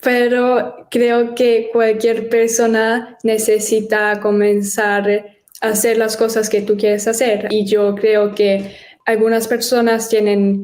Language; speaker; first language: Spanish; early bilingual, heritage; German